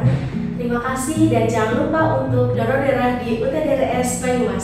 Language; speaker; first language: Indonesian; native; Indonesian